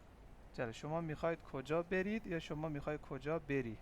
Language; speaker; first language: Persian; non-native, fluent; Urdu